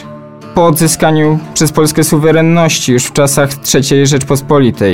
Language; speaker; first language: Polish; native; Polish